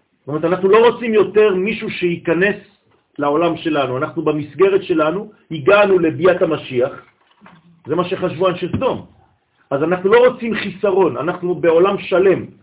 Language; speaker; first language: Hebrew; non-native, fluent; French